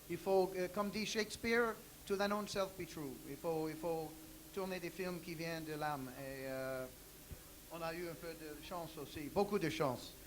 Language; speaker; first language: French; non-native, learner; English